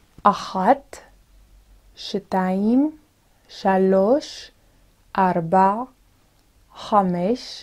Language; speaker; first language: Hebrew; non-native, fluent; English